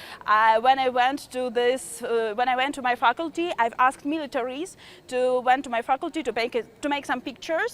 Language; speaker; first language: English; non-native, fluent; Ukrainian